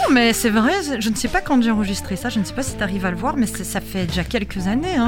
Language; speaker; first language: French; native; French